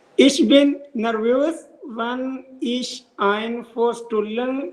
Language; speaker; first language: German; non-native, learner; Urdu